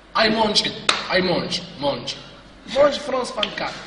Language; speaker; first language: French; non-native, local second language; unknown